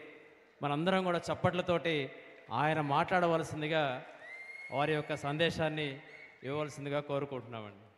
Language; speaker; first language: Telugu; native; Telugu